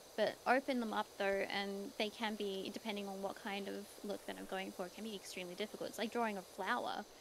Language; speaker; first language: English; native; English